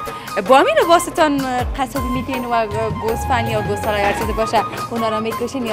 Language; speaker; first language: Persian; native; Persian